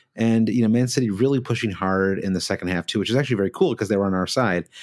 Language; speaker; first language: English; native; English